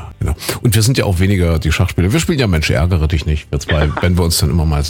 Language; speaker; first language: German; native; German